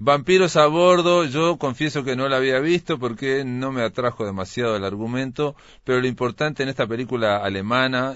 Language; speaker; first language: Spanish; native; Spanish